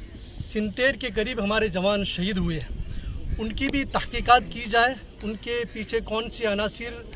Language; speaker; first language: Hindi; non-native, local second language; Gujarati